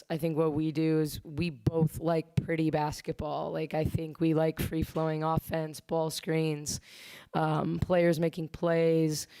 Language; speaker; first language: English; native; English